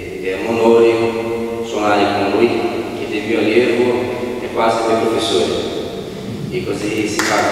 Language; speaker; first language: Italian; non-native, fluent; Portuguese